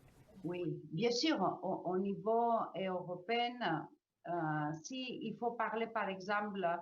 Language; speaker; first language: French; non-native, fluent; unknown